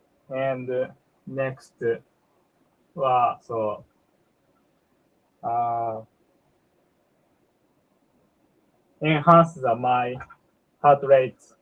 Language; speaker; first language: English; non-native, learner; Japanese